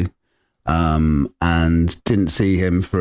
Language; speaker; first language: English; native; English